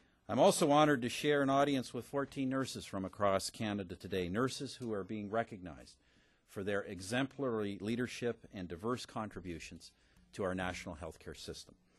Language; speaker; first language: English; native; English